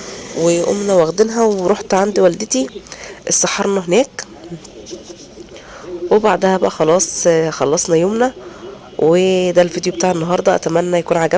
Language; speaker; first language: Arabic; native; Arabic